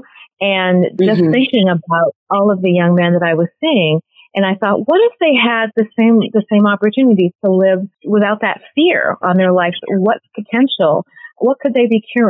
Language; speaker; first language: English; native; English